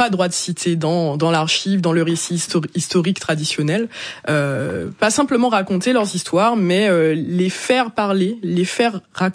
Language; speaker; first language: French; native; French